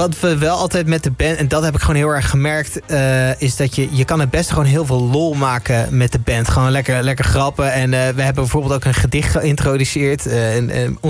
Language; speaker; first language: Dutch; native; Dutch